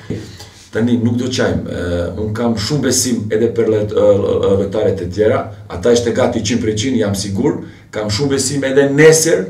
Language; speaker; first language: Albanian; non-native, fluent; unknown